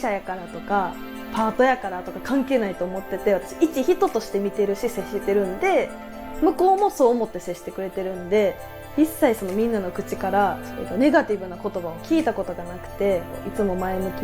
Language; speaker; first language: Japanese; native; Japanese